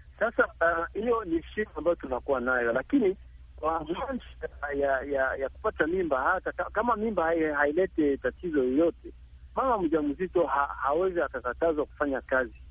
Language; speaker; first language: Swahili; native; Swahili